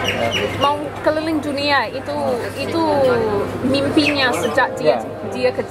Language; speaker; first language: Indonesian; non-native, fluent; English